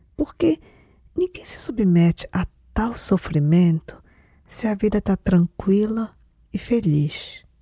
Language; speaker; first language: Portuguese; native; Portuguese